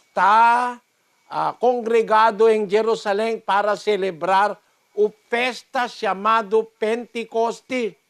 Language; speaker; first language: Portuguese; non-native, learner; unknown